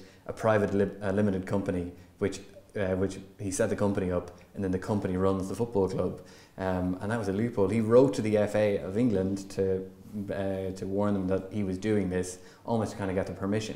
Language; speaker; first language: English; native; English